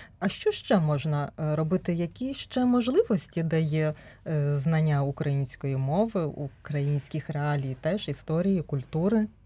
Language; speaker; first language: Ukrainian; native; Ukrainian